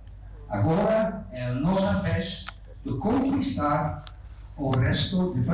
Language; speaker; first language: Portuguese; non-native, fluent; Dutch